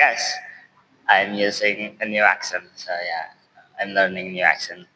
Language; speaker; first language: English; non-native, learner; Indonesian